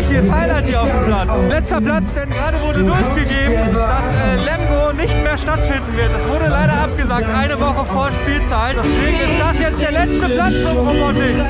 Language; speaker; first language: German; native; German